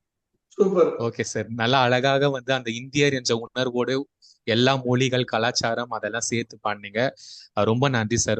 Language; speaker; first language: Tamil; native; Tamil